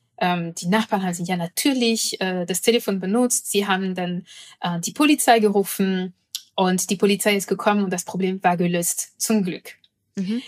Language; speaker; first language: German; non-native, fluent; French